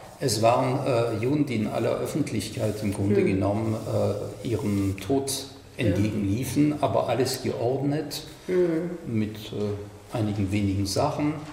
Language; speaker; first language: German; non-native, fluent; French